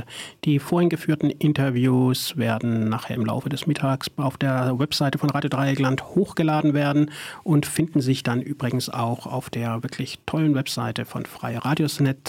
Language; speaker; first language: German; native; German